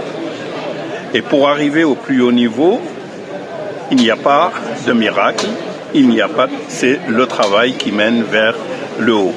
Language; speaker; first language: French; native; French